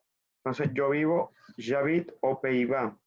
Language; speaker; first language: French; non-native, fluent; Spanish